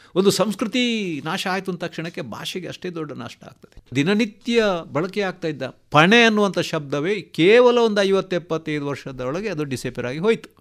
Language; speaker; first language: Kannada; non-native, local second language; Tulu